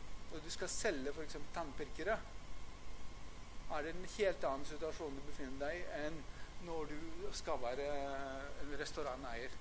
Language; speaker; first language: Norwegian; non-native, fluent; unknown